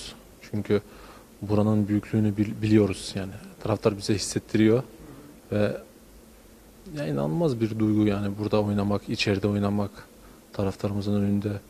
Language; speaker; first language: Turkish; early bilingual, heritage; Turkish